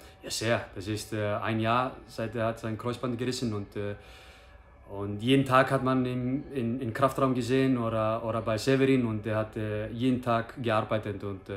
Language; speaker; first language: German; non-native, fluent; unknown